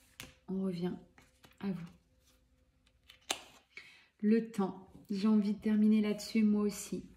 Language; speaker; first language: French; native; French